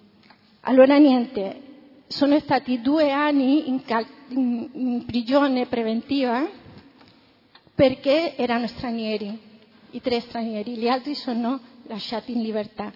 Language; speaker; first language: Italian; non-native, fluent; Spanish